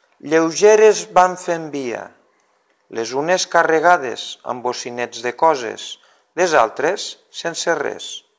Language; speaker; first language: Catalan; native; Catalan